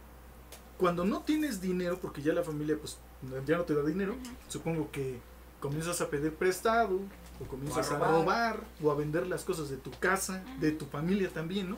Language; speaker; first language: Spanish; native; Spanish